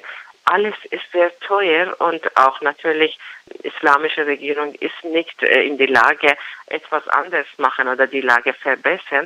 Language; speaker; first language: German; non-native, fluent; Persian